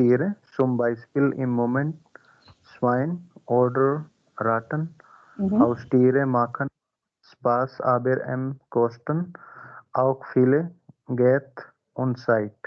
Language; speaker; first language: German; non-native, learner; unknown